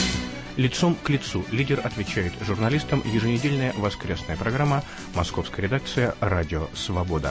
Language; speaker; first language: Russian; native; Russian